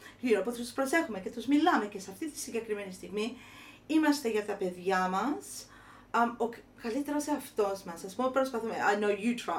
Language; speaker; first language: Greek; early bilingual, heritage; Greek